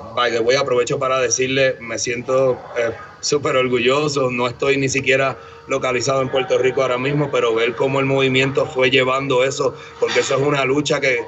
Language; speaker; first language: Spanish; native; Spanish